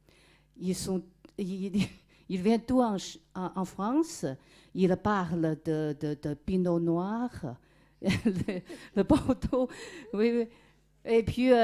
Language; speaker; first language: French; non-native, fluent; Chinese